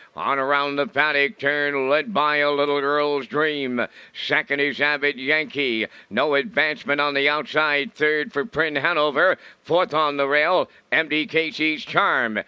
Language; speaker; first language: English; native; English